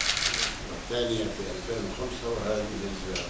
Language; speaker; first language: Arabic; native; Arabic